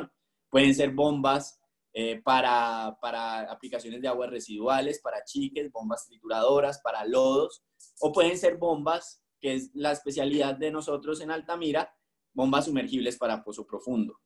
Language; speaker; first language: Spanish; native; Spanish